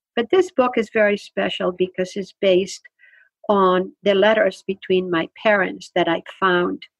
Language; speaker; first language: English; non-native, fluent; Spanish